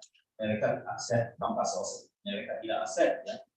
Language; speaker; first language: Indonesian; non-native, learner; German